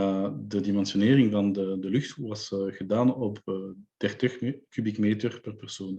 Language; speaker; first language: Dutch; non-native, local second language; French